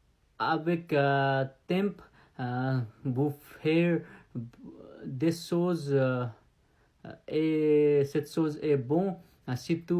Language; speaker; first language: French; non-native, learner; Nepali